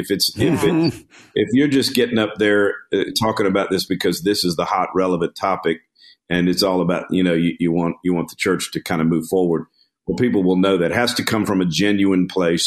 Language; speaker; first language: English; native; English